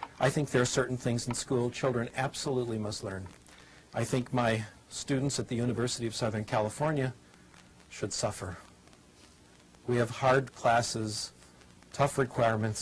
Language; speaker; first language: English; native; English